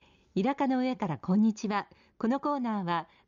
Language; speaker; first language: Japanese; native; Japanese